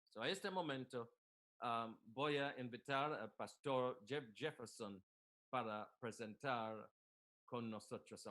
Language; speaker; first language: Spanish; non-native, learner; English